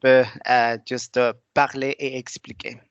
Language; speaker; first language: French; non-native, learner; Spanish